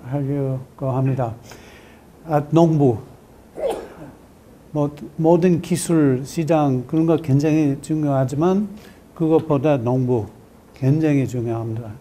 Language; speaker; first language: Korean; non-native, learner; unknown